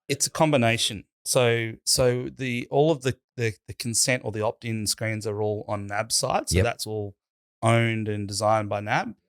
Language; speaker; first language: English; native; English